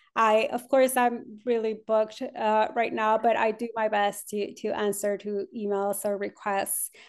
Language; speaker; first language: English; non-native, fluent; Spanish